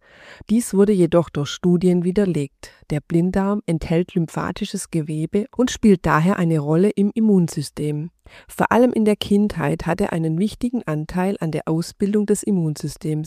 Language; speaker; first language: German; native; German